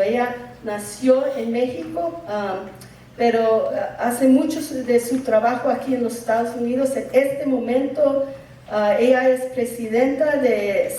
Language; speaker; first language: Spanish; early bilingual, heritage; English